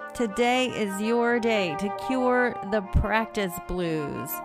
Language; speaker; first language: English; native; English